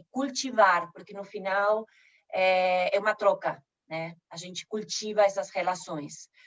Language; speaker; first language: Portuguese; non-native, fluent; Spanish